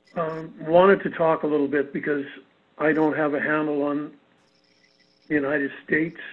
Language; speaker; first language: English; native; English